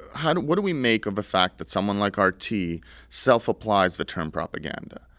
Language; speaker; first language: English; early bilingual, other home language; Russian